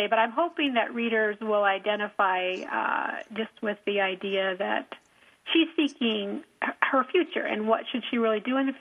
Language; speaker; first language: English; native; English